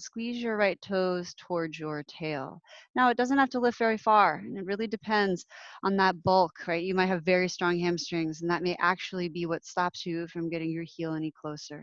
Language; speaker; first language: English; native; English